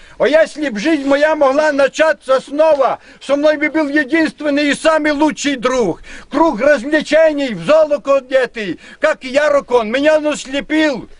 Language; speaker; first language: Russian; non-native, local second language; Ukrainian